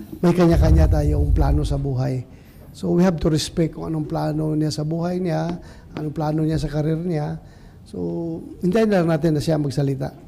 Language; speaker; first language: Filipino; non-native, local second language; Cebuano